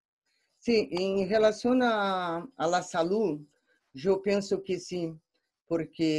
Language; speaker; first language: Spanish; non-native, fluent; Portuguese